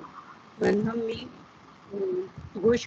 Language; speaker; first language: Persian; non-native, learner; Urdu